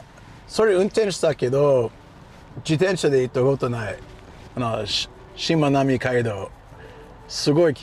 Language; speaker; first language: Japanese; non-native, fluent; English